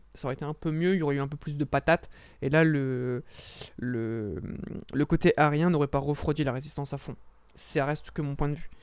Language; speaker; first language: French; native; French